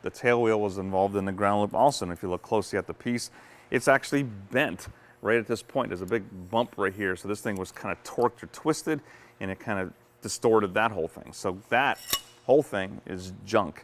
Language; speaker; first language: English; native; English